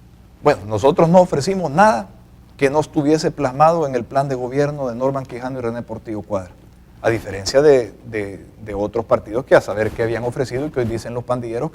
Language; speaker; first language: Spanish; native; Spanish